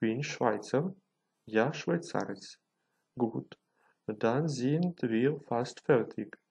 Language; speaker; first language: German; non-native, fluent; Ukrainian